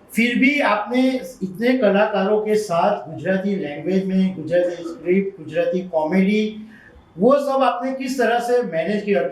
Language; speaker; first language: Hindi; non-native, local second language; Gujarati